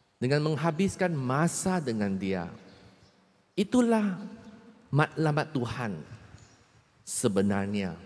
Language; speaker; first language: Malay; non-native, local second language; Chinese